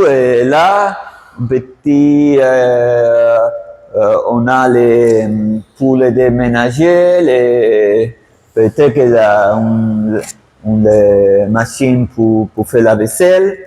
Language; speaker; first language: French; non-native, fluent; Spanish